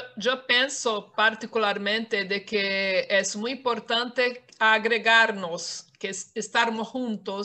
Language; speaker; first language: Spanish; non-native, fluent; Portuguese